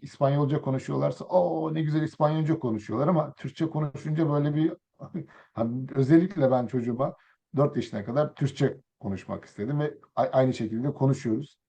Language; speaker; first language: Turkish; early bilingual, other home language; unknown